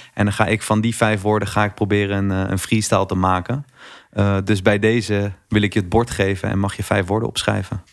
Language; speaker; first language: Dutch; native; Dutch